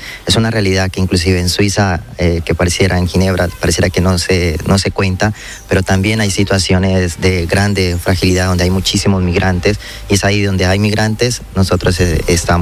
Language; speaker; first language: Spanish; native; Spanish